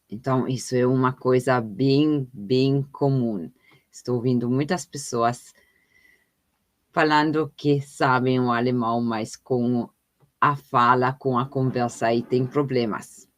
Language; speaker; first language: Portuguese; non-native, fluent; German